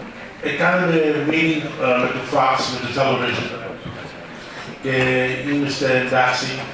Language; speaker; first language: Greek; early bilingual, heritage; Greek